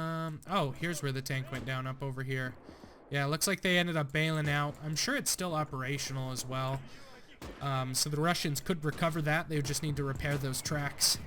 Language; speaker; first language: English; native; English